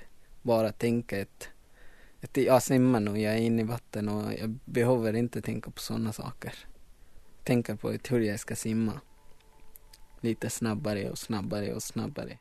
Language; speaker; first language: Swedish; non-native, learner; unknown